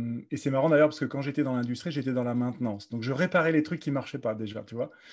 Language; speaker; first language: French; native; French